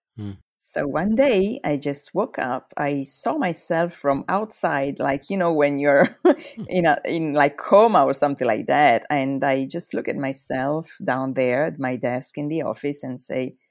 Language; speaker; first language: English; non-native, fluent; Italian